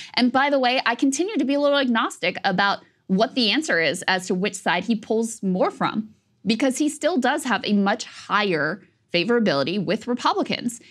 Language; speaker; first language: English; native; English